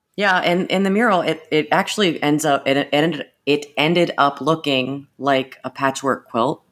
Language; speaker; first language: English; native; English